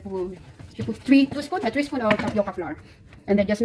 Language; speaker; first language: English; non-native, local second language; Filipino